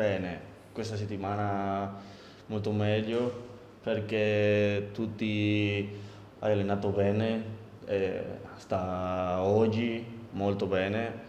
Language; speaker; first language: Italian; non-native, learner; Spanish